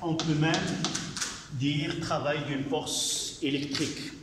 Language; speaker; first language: French; non-native, local second language; Arabic